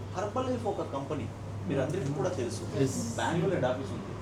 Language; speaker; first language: Telugu; non-native, learner; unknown